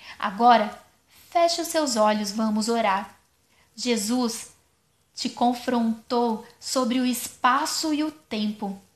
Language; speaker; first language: Portuguese; non-native, fluent; German